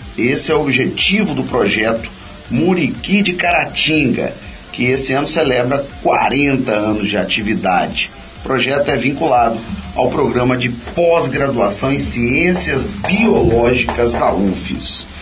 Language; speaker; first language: Portuguese; native; Portuguese